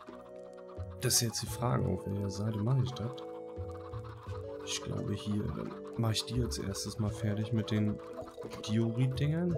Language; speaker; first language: German; native; German